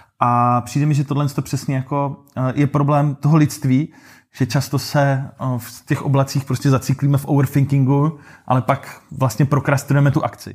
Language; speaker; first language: Czech; native; Czech